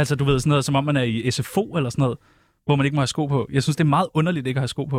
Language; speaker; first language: Danish; native; Danish